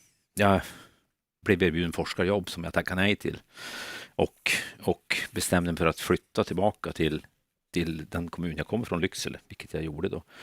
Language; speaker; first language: Swedish; native; Swedish